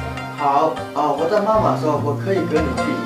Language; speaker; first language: Chinese; non-native, learner; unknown